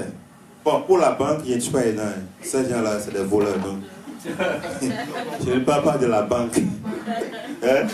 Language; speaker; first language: French; native; French